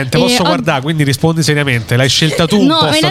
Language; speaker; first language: Italian; native; Italian